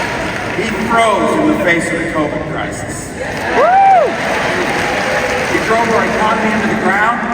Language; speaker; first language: English; native; English